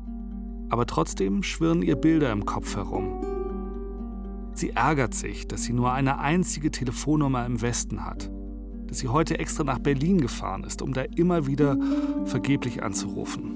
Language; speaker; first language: German; native; German